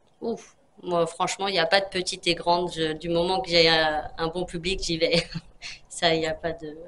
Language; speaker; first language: French; native; French